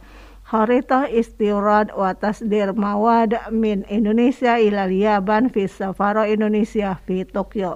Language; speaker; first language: Arabic; non-native, fluent; Indonesian